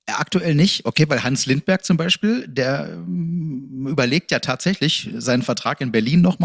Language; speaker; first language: German; native; German